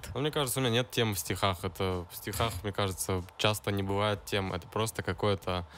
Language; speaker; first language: Russian; native; Russian